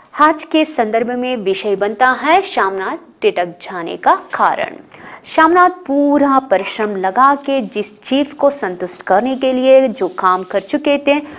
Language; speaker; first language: Hindi; non-native, local second language; Kannada